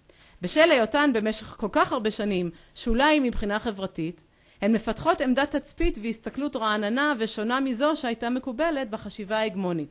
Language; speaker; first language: Hebrew; native; Hebrew